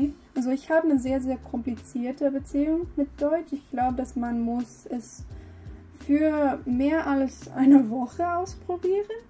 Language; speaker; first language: German; non-native, learner; English